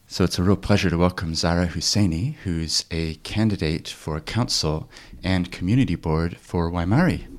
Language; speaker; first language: English; native; English